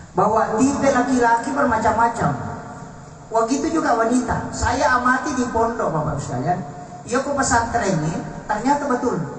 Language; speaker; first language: Indonesian; non-native, local second language; Buginese